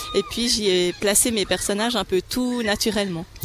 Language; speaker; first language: French; native; French